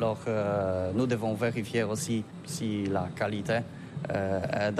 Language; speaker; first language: French; non-native, learner; Polish